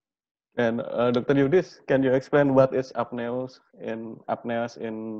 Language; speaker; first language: English; non-native, learner; Indonesian